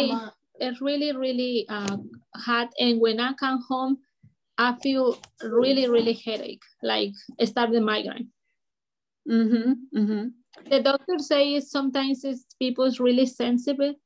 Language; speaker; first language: English; non-native, learner; Spanish